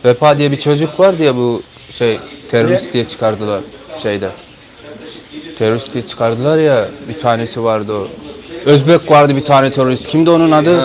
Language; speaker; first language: Turkish; early bilingual, heritage; Turkmen